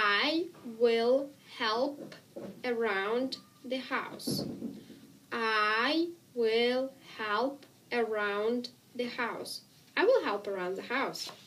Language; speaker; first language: English; non-native, fluent; Russian